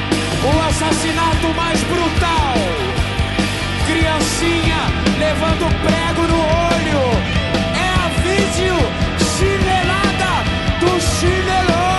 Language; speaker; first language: Portuguese; native; Portuguese